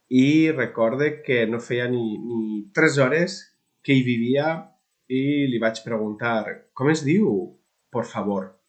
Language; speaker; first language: Catalan; non-native, local second language; Spanish